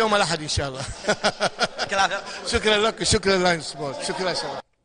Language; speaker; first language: Arabic; native; Arabic